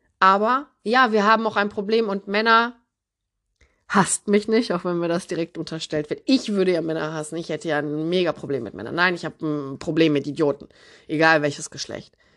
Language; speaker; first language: German; early bilingual, other home language; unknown